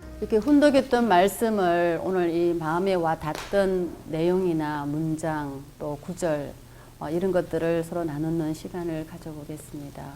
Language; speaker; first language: Korean; native; Korean